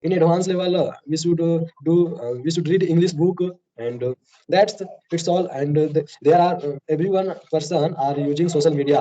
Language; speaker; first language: English; non-native, learner; Hindi